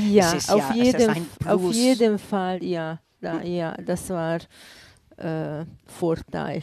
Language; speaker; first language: German; non-native, fluent; Hungarian